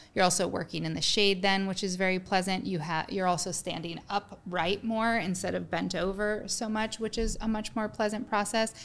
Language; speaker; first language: English; native; English